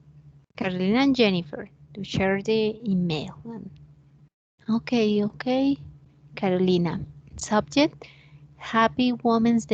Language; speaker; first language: English; non-native, learner; Spanish